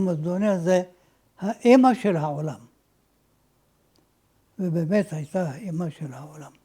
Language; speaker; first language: Hebrew; non-native, fluent; Ladino